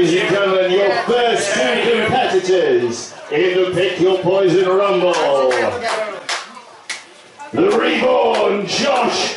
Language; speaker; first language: English; native; English